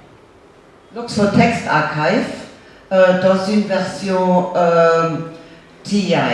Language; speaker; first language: French; non-native, fluent; German